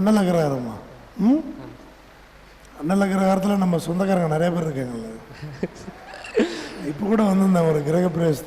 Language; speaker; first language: Tamil; native; Tamil